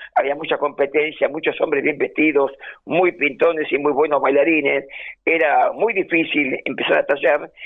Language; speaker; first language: Spanish; native; Spanish